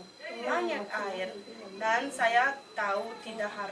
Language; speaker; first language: Indonesian; non-native, learner; Italian